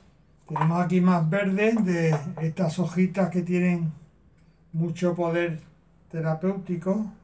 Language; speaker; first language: Spanish; native; Spanish